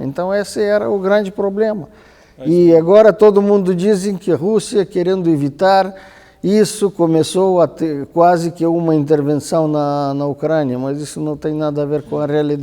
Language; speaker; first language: Portuguese; non-native, fluent; Russian